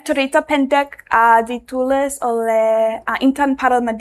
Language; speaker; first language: Indonesian; non-native, learner; English